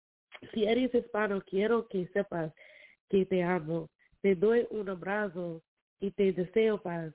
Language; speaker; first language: Spanish; non-native, learner; English